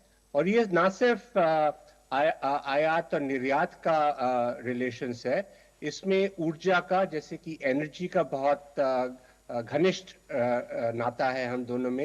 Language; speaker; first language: Hindi; native; Hindi